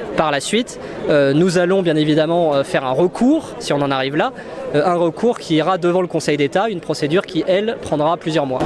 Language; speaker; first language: French; native; French